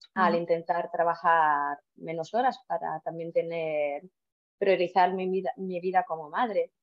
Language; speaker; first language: Spanish; non-native, fluent; Estonian